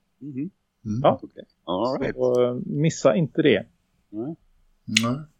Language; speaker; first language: Swedish; native; Swedish